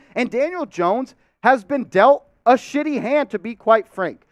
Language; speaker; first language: English; native; English